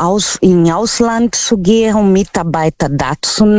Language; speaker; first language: German; non-native, learner; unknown